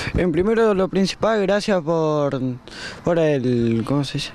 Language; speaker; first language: Spanish; native; Spanish